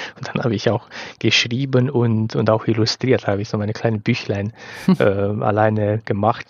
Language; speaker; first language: German; non-native, fluent; Romanian